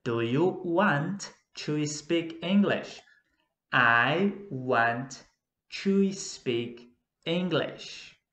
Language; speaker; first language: English; non-native, fluent; Portuguese